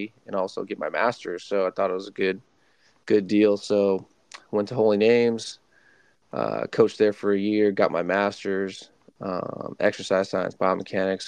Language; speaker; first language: English; native; English